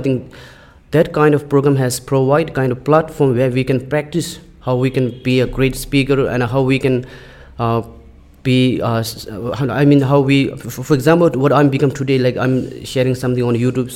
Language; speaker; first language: English; non-native, learner; Tibetan